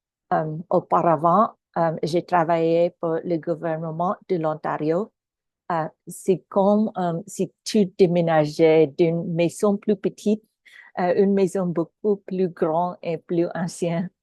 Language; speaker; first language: French; non-native, local second language; Filipino